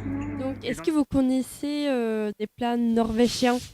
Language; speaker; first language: French; non-native, fluent; Norwegian